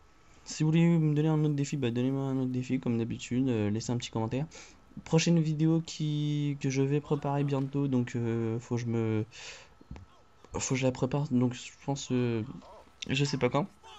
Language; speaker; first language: French; native; French